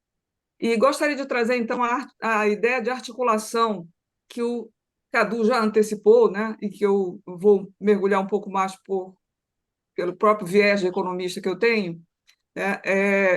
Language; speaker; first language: Portuguese; native; Portuguese